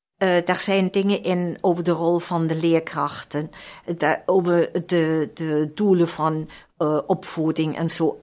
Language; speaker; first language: Dutch; non-native, fluent; German